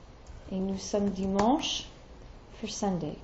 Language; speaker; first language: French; non-native, fluent; English